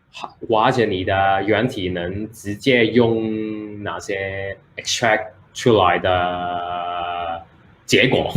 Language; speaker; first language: Chinese; early bilingual, heritage; Chinese